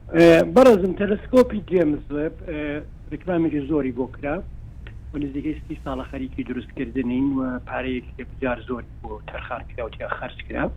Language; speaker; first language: Central Kurdish; native; Central Kurdish